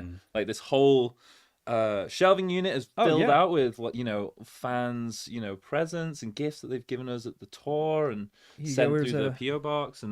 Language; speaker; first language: English; native; English